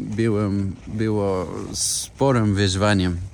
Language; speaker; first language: Polish; non-native, learner; English